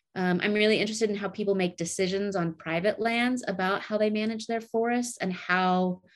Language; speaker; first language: English; native; English